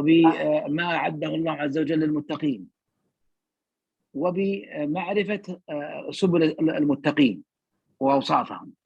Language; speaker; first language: Arabic; native; Arabic